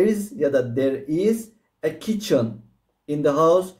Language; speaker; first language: English; non-native, fluent; Turkish